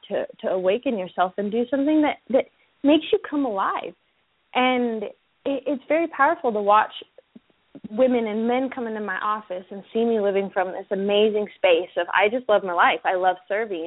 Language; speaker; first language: English; native; English